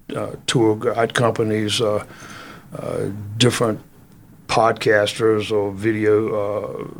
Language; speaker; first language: English; native; English